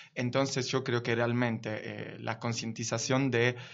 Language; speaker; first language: Spanish; non-native, fluent; Italian